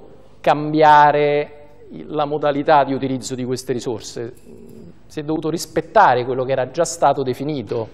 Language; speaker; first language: Italian; native; Italian